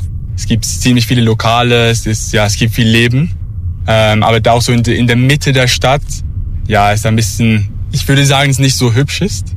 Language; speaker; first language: German; non-native, learner; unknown